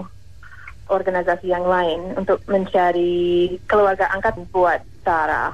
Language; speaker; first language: Indonesian; non-native, fluent; English